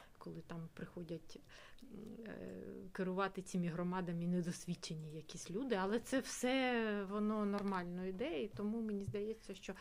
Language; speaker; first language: Ukrainian; non-native, local second language; Russian